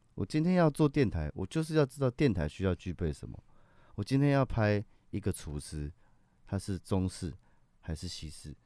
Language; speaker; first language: Chinese; native; Chinese